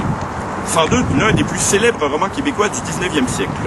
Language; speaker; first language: French; native; French